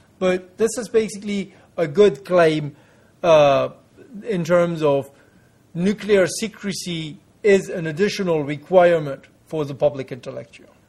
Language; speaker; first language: English; non-native, fluent; French